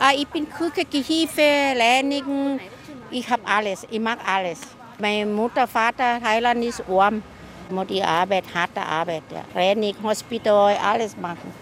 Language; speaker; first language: German; non-native, learner; Thai